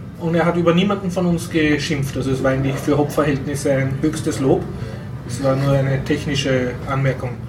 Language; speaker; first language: German; native; German